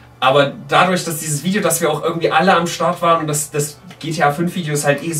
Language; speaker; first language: German; native; German